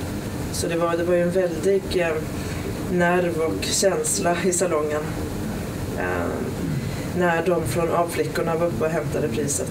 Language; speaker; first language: Swedish; native; Swedish